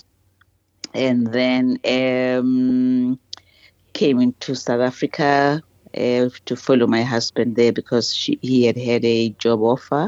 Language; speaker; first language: English; non-native, local second language; Southern Sotho